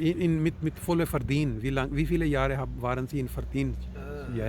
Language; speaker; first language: German; non-native, learner; Urdu